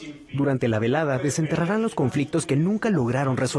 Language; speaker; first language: Spanish; native; Spanish